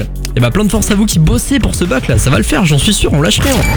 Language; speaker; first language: French; native; French